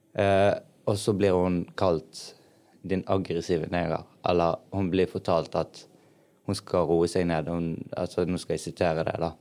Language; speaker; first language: Norwegian; early bilingual, other home language; Arabic